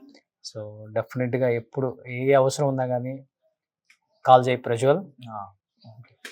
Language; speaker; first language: Telugu; native; Telugu